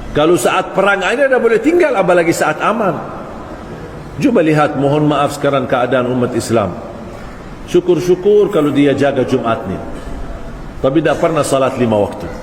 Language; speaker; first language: Malay; non-native, fluent; Arabic